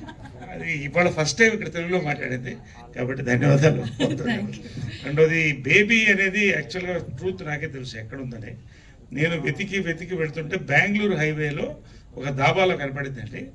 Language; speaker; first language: Telugu; native; Telugu